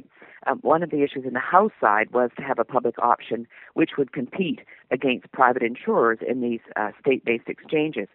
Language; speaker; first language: English; native; English